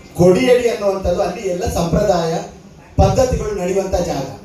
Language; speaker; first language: Kannada; non-native, local second language; Tulu